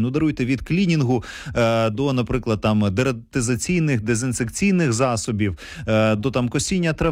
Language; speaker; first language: Ukrainian; native; Ukrainian